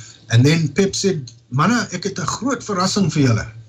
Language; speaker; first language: Afrikaans; non-native, local second language; English